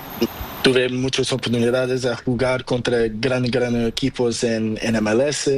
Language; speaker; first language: Spanish; non-native, learner; Portuguese